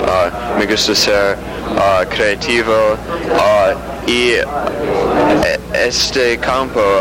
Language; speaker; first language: Spanish; non-native, learner; English